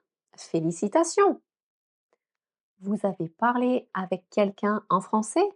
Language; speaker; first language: French; native; French